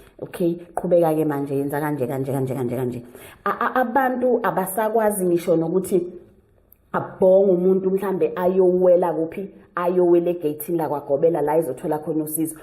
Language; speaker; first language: Zulu; native; Zulu